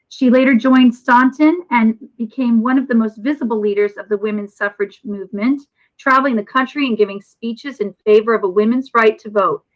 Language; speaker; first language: English; native; English